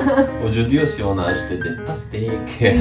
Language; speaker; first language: French; non-native, learner; Korean